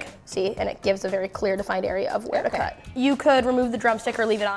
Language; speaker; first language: English; native; English